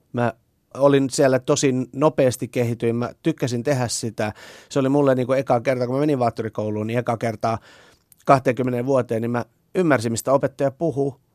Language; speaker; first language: Finnish; early bilingual, other home language; Persian